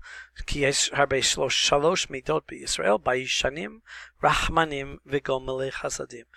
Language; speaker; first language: Hebrew; non-native, fluent; English